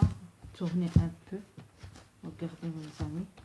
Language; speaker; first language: French; non-native, local second language; Arabic